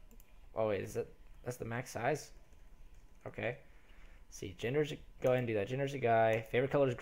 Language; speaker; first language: English; native; English